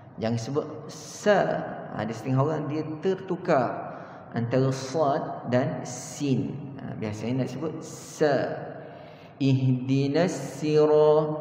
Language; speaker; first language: Malay; native; Malay